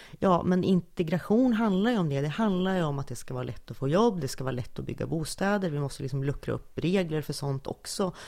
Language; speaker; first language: Swedish; native; Swedish